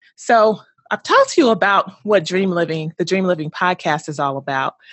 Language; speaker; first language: English; native; English